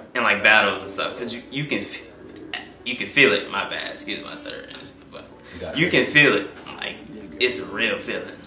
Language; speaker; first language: English; native; English